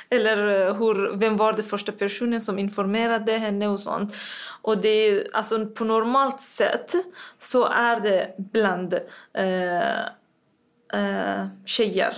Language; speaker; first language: Swedish; non-native, fluent; Persian